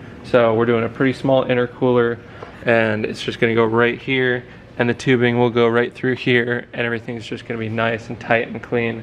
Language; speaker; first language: English; native; English